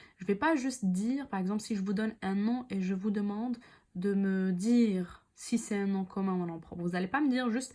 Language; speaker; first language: French; non-native, local second language; Arabic